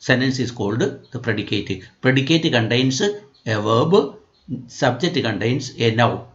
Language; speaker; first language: English; non-native, local second language; Malayalam